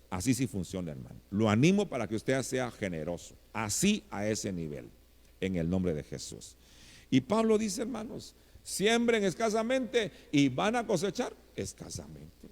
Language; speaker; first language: Spanish; native; Spanish